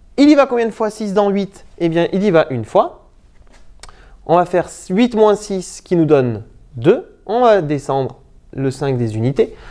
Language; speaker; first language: French; native; French